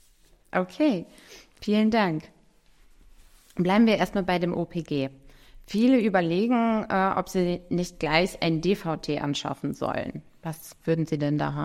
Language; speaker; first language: German; native; German